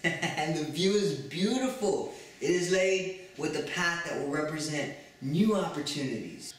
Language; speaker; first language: English; early bilingual, other home language; Spanish